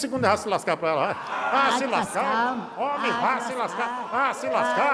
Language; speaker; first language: Portuguese; native; Portuguese